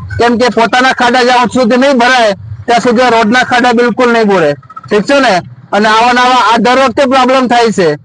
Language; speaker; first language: Gujarati; native; Gujarati